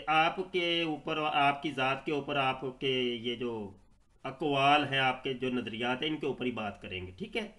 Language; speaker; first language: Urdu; native; Urdu